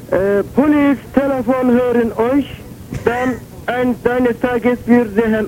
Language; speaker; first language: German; non-native, learner; Turkish